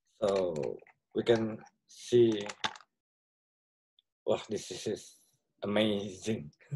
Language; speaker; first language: English; non-native, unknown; Indonesian